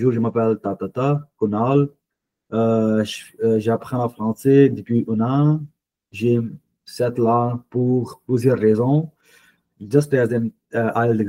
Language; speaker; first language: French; non-native, learner; Punjabi